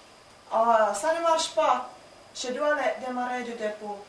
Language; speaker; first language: French; non-native, learner; Finnish